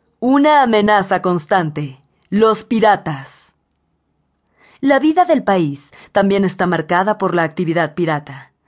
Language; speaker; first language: Spanish; native; Spanish